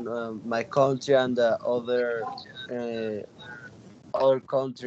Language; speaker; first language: English; non-native, learner; Spanish